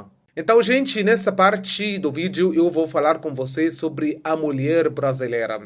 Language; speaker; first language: Portuguese; non-native, fluent; Arabic